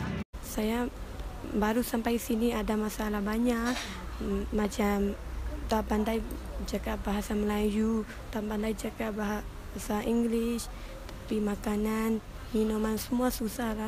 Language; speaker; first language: Indonesian; early bilingual, other home language; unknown